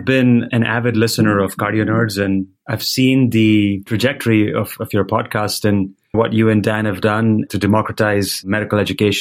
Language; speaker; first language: English; non-native, local second language; Hindi